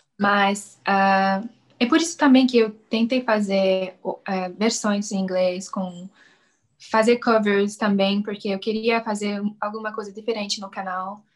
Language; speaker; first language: Portuguese; non-native, fluent; English